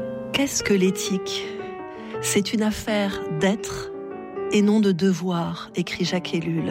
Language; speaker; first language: French; native; French